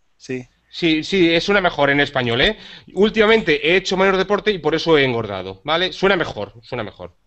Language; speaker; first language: Spanish; native; Spanish